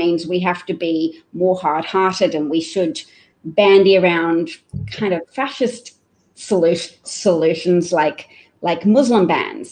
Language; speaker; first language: English; native; English